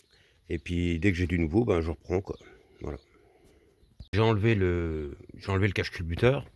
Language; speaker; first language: French; native; French